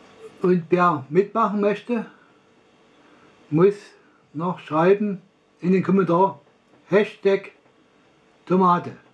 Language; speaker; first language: German; non-native, learner; Russian